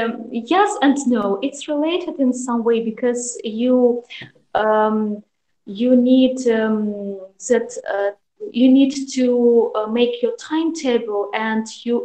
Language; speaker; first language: English; non-native, learner; Russian